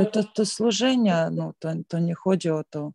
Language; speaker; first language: Polish; non-native, learner; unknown